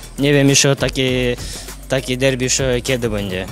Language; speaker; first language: Polish; non-native, learner; Russian